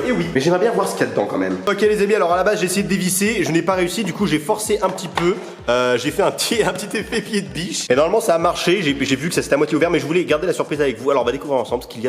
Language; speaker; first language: French; native; French